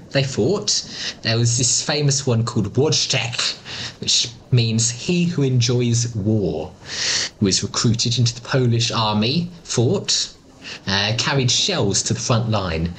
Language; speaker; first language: English; native; English